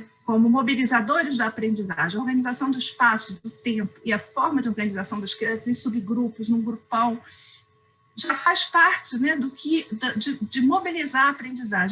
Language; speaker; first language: Portuguese; native; Portuguese